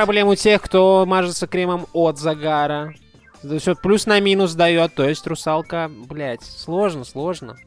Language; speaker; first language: Russian; native; Russian